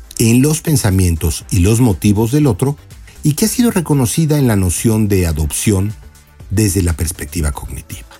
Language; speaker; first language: Spanish; native; Spanish